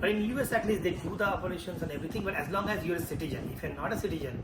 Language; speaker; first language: English; non-native, local second language; Bangla